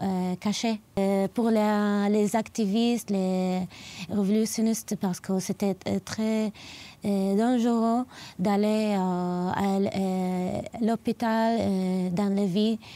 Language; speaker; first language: French; non-native, learner; Arabic